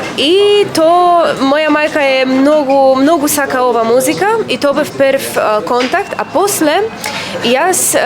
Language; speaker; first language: Macedonian; non-native, learner; Polish